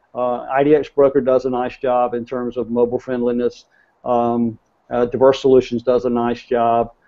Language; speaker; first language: English; native; English